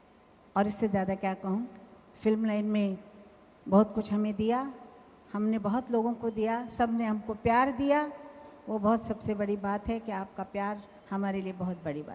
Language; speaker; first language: Hindi; non-native, local second language; Marathi